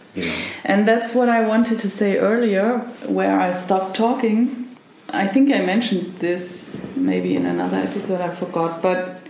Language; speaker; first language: English; non-native, fluent; German